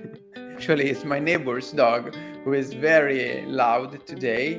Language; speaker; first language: English; non-native, fluent; Italian